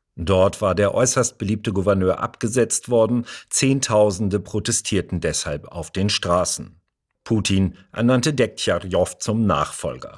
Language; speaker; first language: German; native; German